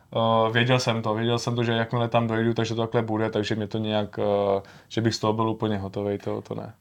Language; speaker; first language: Czech; native; Czech